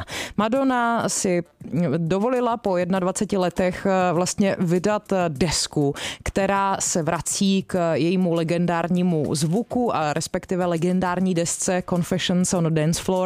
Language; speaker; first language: Czech; native; Czech